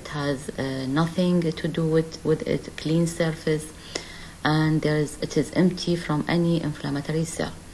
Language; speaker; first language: English; non-native, fluent; Arabic